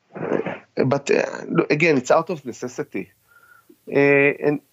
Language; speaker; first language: English; non-native, fluent; Hebrew